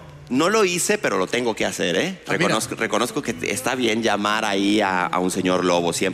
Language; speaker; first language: Spanish; native; Spanish